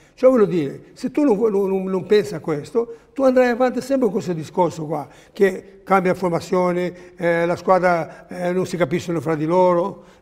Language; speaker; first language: Italian; non-native, fluent; Portuguese